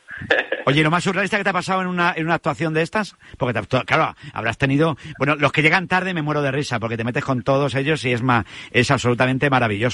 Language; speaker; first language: Spanish; native; Spanish